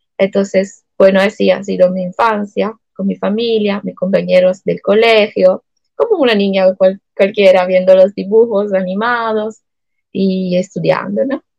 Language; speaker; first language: Spanish; non-native, fluent; Italian